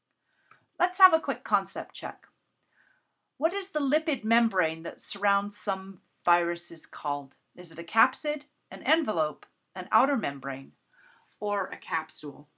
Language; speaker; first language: English; native; English